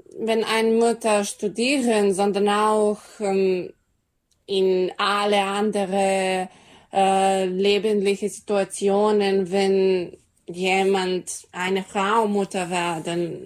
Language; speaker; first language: German; non-native, learner; Serbian